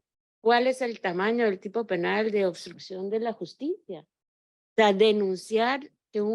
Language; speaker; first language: Spanish; native; Spanish